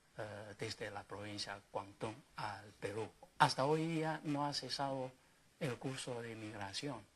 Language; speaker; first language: Spanish; non-native, fluent; Chinese